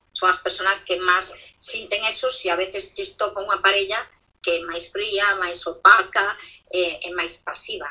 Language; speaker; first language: Galician; non-native, local second language; Spanish